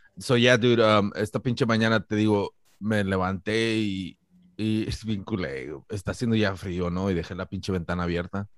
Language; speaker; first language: Spanish; native; Spanish